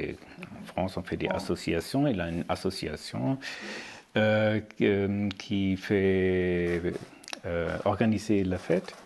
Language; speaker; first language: French; non-native, learner; German